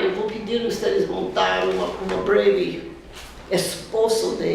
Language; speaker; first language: Spanish; non-native, fluent; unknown